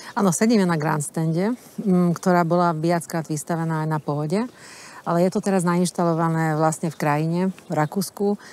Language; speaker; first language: Slovak; non-native, local second language; Hungarian